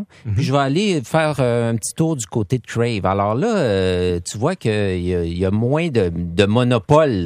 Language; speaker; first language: French; native; French